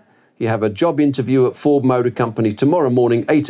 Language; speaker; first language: English; native; English